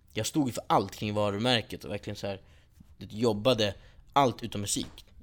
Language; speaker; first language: Swedish; early bilingual, other home language; Persian